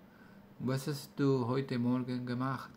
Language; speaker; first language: German; non-native, learner; Spanish